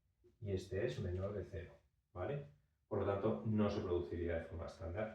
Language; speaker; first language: Spanish; native; Spanish